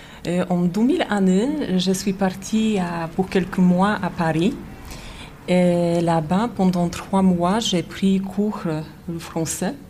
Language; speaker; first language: French; non-native, learner; Polish